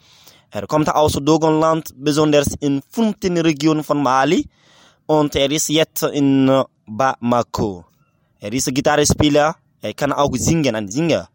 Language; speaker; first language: German; non-native, learner; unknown